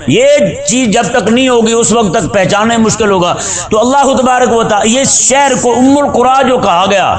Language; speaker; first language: Urdu; non-native, local second language; Punjabi